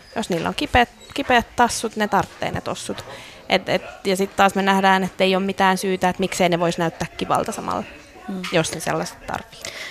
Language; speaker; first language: Finnish; native; Finnish